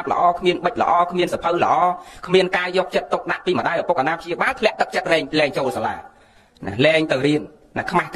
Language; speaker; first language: Khmer; native; Khmer